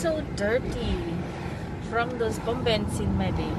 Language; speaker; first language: English; non-native, learner; Indonesian